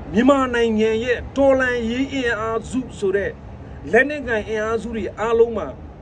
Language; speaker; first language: Burmese; non-native, local second language; Nepali